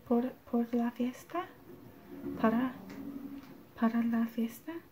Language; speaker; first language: Spanish; non-native, learner; English